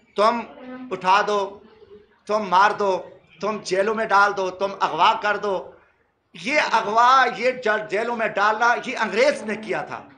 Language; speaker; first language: Urdu; native; Urdu